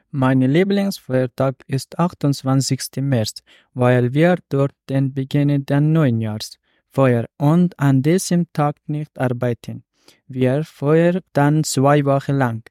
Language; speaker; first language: German; non-native, learner; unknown